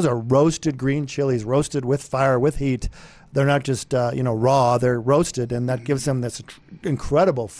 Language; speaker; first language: English; native; English